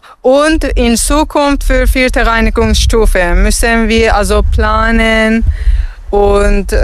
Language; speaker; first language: German; non-native, learner; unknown